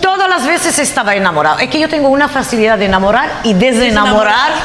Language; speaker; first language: Spanish; native; Spanish